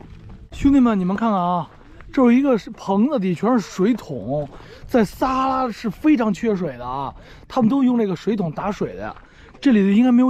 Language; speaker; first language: Chinese; native; Chinese